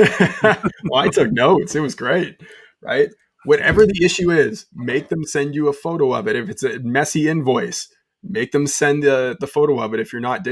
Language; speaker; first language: English; native; English